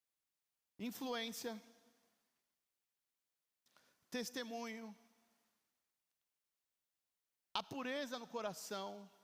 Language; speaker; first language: Portuguese; native; Portuguese